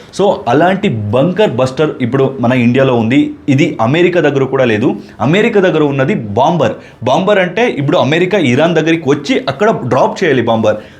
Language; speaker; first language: Telugu; non-native, local second language; Kannada